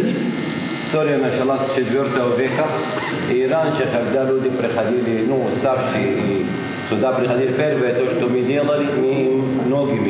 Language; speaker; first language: Russian; non-native, learner; Arabic